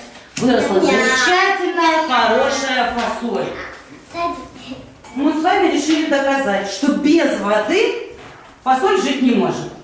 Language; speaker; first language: Russian; native; Russian